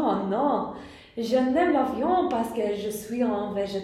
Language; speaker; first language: French; non-native, learner; English